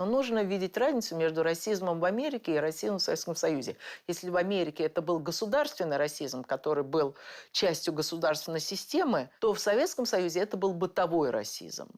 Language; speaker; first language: Russian; native; Russian